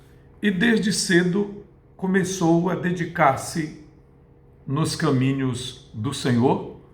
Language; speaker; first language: Portuguese; native; Portuguese